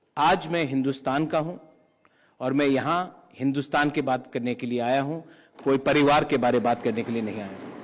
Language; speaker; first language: Hindi; non-native, local second language; Kok Borok